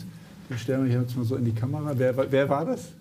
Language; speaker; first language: German; native; German